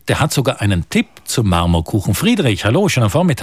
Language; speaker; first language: German; native; German